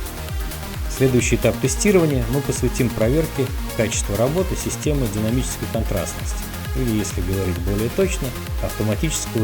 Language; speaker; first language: Russian; native; Russian